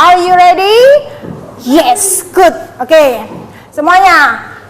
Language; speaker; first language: English; non-native, learner; Indonesian